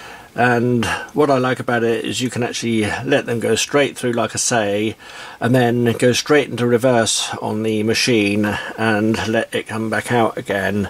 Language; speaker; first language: English; native; English